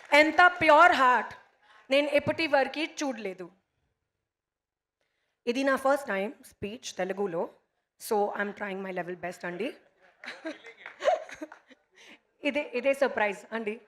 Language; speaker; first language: Telugu; non-native, local second language; Hindi